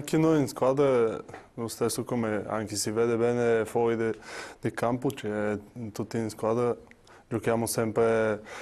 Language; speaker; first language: Italian; non-native, learner; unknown